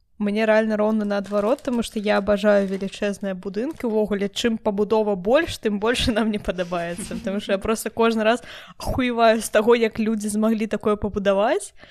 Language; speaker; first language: Belarusian; non-native, local second language; Russian